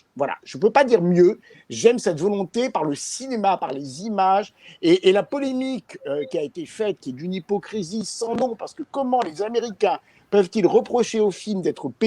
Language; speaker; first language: French; native; French